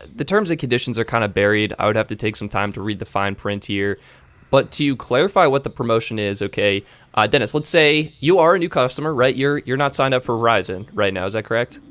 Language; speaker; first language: English; native; English